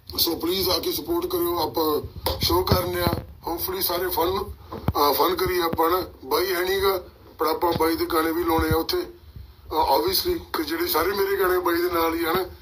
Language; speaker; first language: Punjabi; early bilingual, heritage; Punjabi